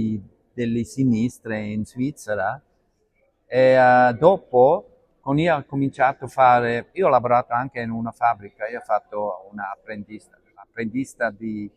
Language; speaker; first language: Italian; non-native, learner; Arabic